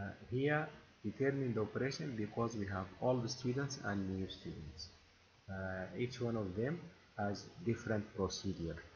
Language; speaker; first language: English; non-native, fluent; Arabic